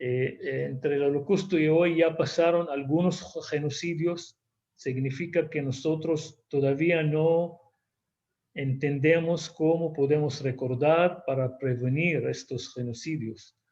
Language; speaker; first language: Spanish; non-native, fluent; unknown